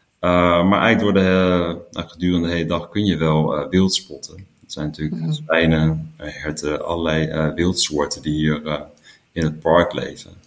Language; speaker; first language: Dutch; native; Dutch